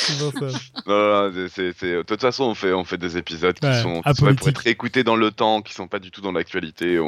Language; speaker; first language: French; native; French